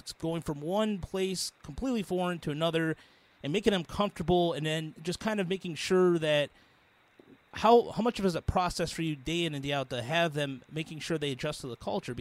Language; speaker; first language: English; early bilingual, other home language; Spanish